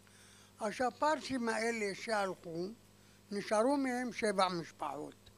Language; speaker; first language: Hebrew; non-native, fluent; Arabic